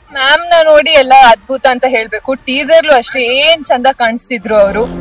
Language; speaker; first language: Kannada; non-native, local second language; Kodava